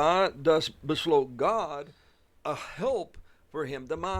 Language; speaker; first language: Dutch; non-native, fluent; English